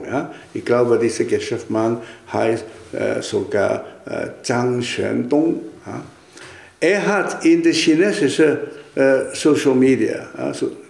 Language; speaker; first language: German; non-native, fluent; Chinese